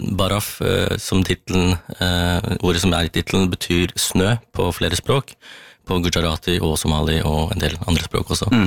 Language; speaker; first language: Norwegian; early bilingual, other home language; Tamil